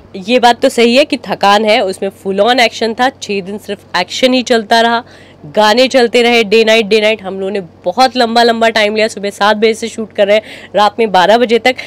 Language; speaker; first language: Hindi; native; Hindi